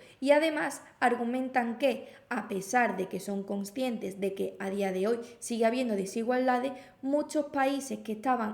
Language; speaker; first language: Spanish; native; Spanish